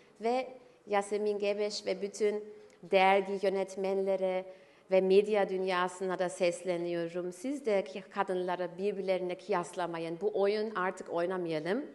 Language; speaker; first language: Turkish; early bilingual, heritage; German